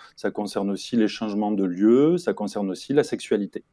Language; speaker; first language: French; native; French